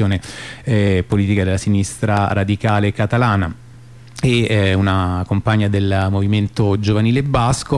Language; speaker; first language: Italian; native; Italian